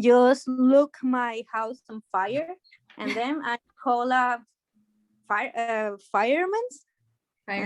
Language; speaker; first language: English; non-native, learner; Spanish